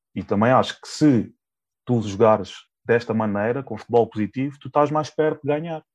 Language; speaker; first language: Portuguese; native; Portuguese